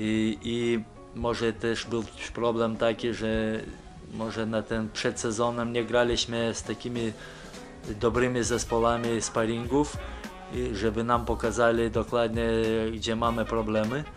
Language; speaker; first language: Polish; non-native, fluent; Lithuanian